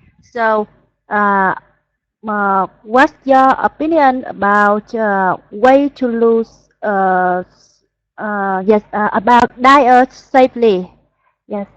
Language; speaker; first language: English; non-native, learner; Vietnamese